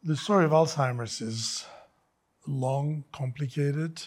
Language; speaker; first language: English; non-native, fluent; Greek